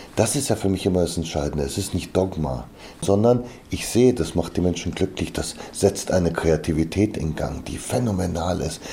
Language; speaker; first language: German; early bilingual, other home language; Bulgarian